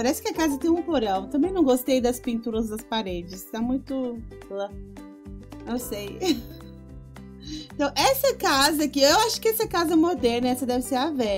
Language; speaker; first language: Portuguese; non-native, fluent; Spanish